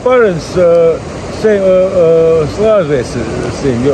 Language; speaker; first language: English; non-native, learner; Bosnian